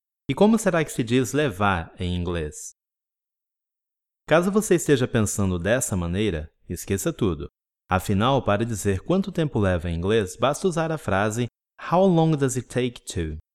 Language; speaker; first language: Portuguese; native; Portuguese